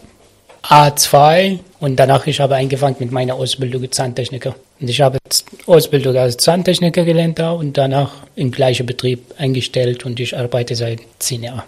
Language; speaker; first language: German; non-native, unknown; Arabic